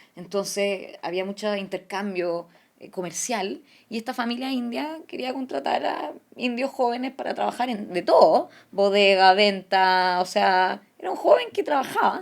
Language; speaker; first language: Spanish; early bilingual, other home language; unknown